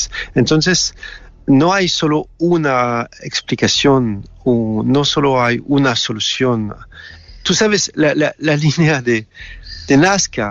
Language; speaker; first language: Spanish; non-native, fluent; French